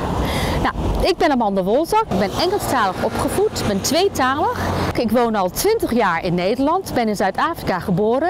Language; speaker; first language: Dutch; non-native, fluent; English